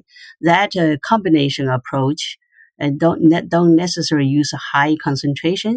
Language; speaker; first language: English; non-native, fluent; Chinese